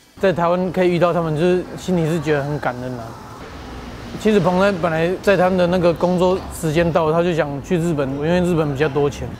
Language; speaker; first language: Chinese; native; Chinese